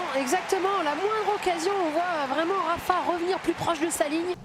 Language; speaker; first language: French; native; French